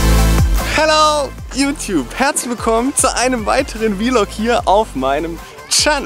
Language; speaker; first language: German; native; German